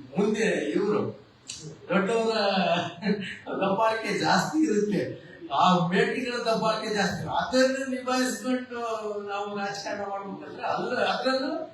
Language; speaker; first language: Kannada; non-native, local second language; Lambadi